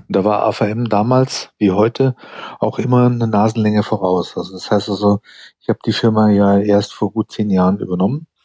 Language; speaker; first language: German; non-native, fluent; English